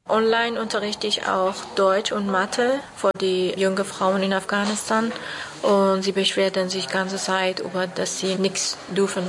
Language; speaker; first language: German; non-native, fluent; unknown